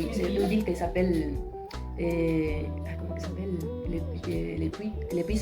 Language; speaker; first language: French; non-native, learner; Spanish